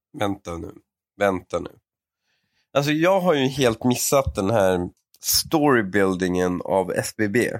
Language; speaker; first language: Swedish; early bilingual, other home language; Persian